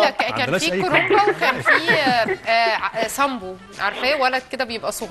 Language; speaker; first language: Arabic; native; Arabic